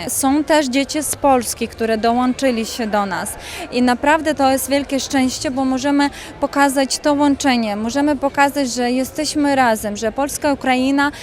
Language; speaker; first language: Polish; non-native, learner; Ukrainian